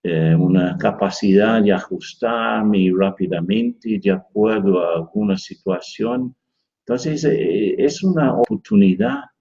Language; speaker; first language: Spanish; non-native, fluent; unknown